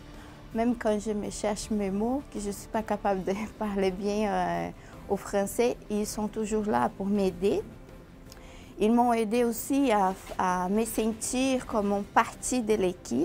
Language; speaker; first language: French; non-native, fluent; Portuguese